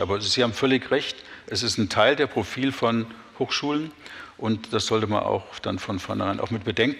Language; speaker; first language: German; native; German